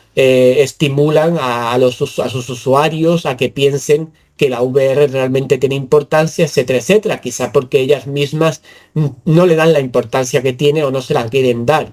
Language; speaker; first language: Spanish; native; Spanish